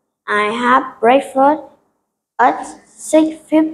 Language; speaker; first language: English; non-native, learner; Vietnamese